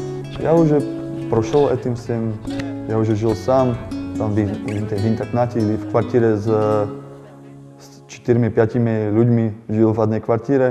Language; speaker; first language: Russian; non-native, learner; Slovak